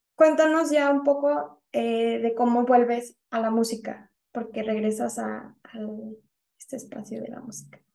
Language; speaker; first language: Spanish; native; Spanish